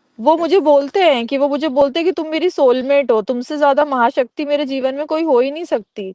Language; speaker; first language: Hindi; native; Hindi